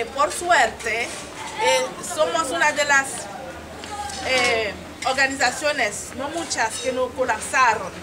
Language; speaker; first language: Spanish; non-native, fluent; Haitian Creole